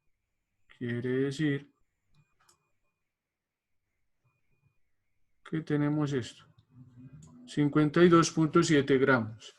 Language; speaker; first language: Spanish; native; Spanish